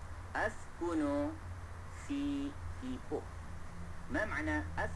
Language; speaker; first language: Arabic; non-native, fluent; Malay